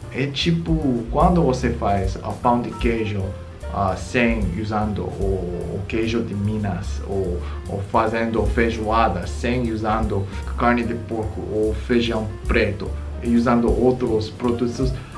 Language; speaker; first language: Portuguese; non-native, learner; Korean